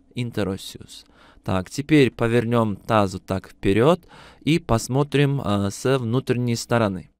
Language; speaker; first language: Russian; non-native, local second language; Uzbek